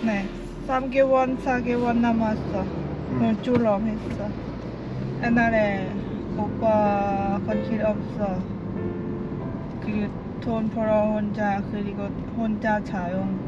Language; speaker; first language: Korean; non-native, learner; Lao